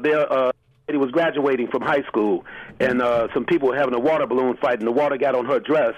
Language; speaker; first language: English; native; English